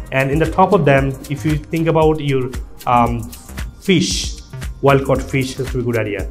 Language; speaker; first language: English; non-native, local second language; Bangla